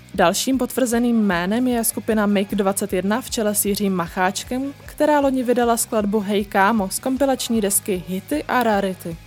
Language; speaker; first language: Czech; native; Czech